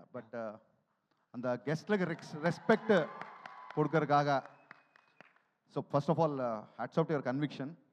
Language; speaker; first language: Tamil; non-native, learner; Telugu